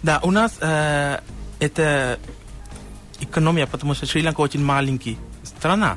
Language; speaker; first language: Russian; non-native, learner; Sinhala